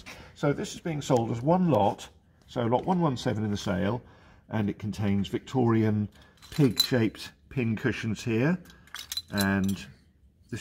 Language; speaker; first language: English; native; English